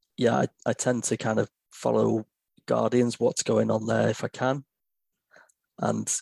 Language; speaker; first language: English; native; English